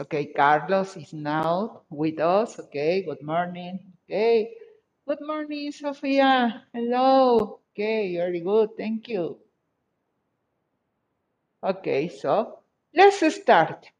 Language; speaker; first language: English; non-native, fluent; Spanish